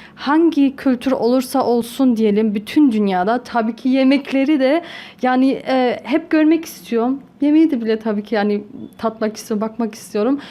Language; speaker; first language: Turkish; early bilingual, heritage; Turkish